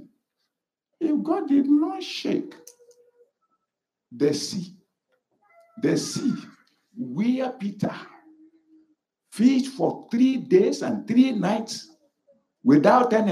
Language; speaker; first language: English; non-native, local second language; Yoruba